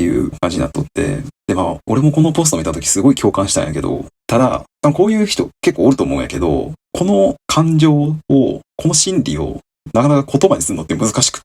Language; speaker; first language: Japanese; native; Japanese